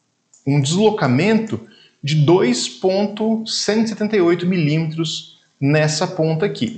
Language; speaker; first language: Portuguese; native; Portuguese